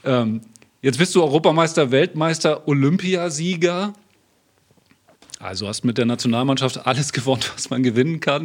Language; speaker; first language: German; native; German